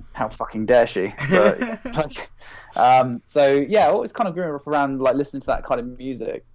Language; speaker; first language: English; native; English